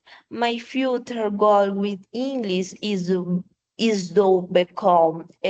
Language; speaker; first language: English; non-native, learner; Spanish